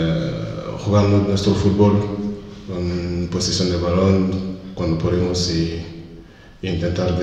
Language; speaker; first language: Spanish; non-native, fluent; French